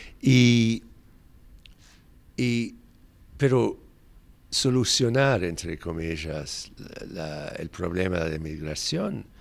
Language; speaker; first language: Spanish; non-native, fluent; English